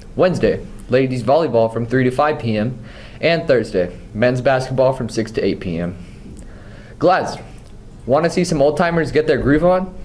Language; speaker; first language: English; native; English